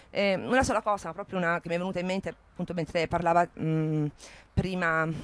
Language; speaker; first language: Italian; native; Italian